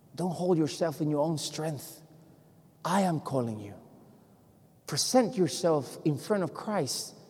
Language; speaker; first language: English; non-native, fluent; Spanish